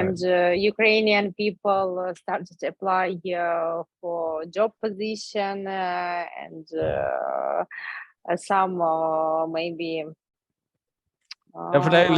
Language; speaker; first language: English; non-native, learner; Ukrainian